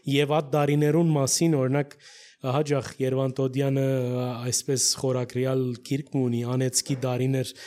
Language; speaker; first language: Armenian; native; Armenian